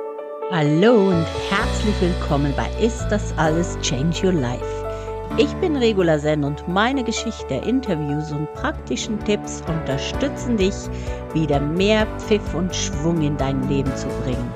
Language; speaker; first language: German; native; German